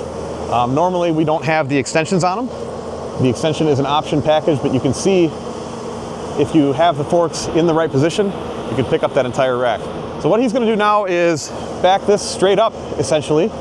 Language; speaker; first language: English; native; English